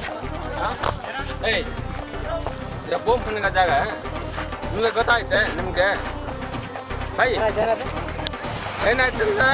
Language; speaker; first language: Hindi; non-native, local second language; Kannada